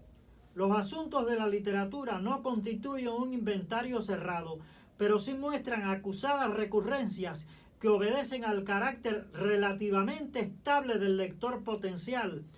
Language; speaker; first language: Spanish; native; Spanish